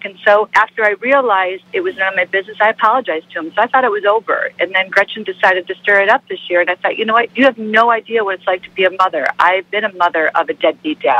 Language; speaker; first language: English; native; English